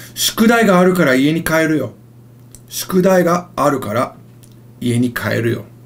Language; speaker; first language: Japanese; non-native, fluent; English